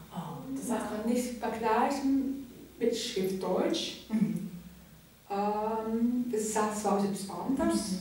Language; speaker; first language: German; non-native, local second language; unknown